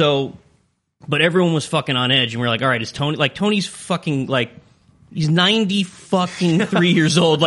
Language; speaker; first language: English; native; English